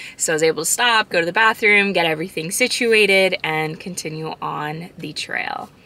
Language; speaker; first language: English; native; English